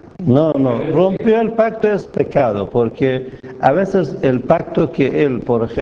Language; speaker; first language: Spanish; non-native, fluent; Persian